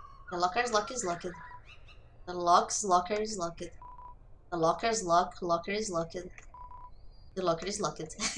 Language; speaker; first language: English; non-native, fluent; Portuguese